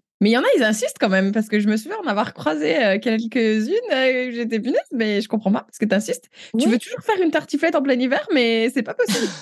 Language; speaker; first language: French; native; French